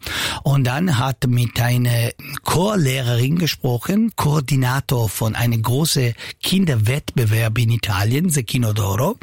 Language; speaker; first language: German; non-native, local second language; Italian